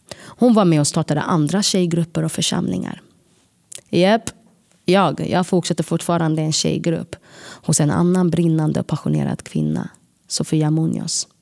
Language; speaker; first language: Swedish; early bilingual, other home language; Tigrinya